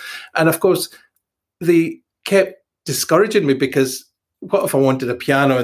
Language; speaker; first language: English; native; English